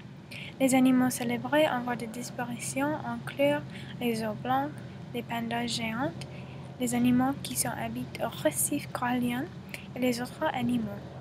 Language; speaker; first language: French; non-native, learner; English